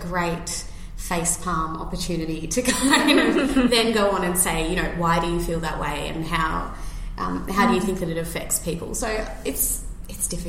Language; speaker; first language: English; native; English